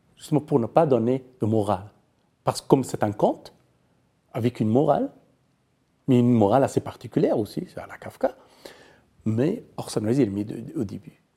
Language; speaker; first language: French; non-native, fluent; Persian